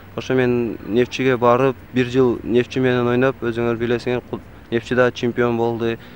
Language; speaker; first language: Kyrgyz; non-native, local second language; Tajik